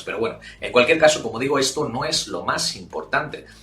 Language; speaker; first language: Spanish; native; Spanish